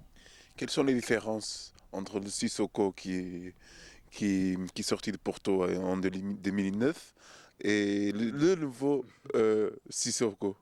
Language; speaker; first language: French; non-native, learner; Portuguese